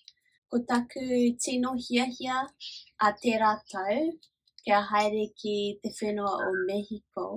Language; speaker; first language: Māori; non-native, local second language; English